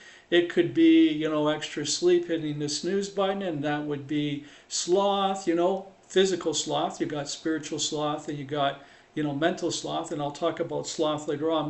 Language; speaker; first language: English; native; English